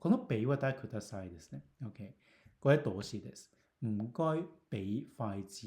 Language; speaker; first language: Japanese; non-native, fluent; Cantonese